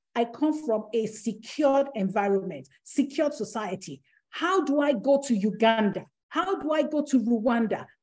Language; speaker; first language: English; non-native, local second language; Yoruba